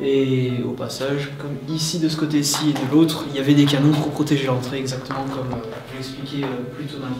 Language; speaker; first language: French; native; French